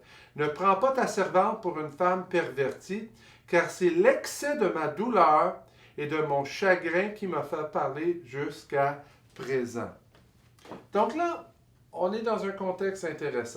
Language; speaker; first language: French; native; French